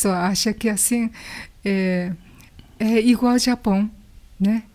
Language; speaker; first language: Portuguese; non-native, learner; Japanese